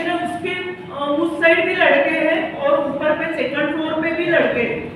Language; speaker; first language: Hindi; non-native, local second language; Marathi